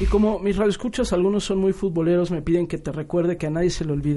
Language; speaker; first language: Spanish; native; Spanish